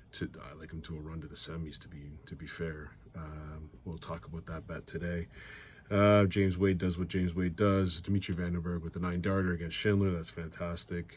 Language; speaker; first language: English; native; English